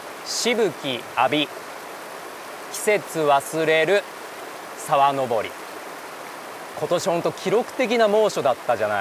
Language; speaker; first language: Japanese; native; Japanese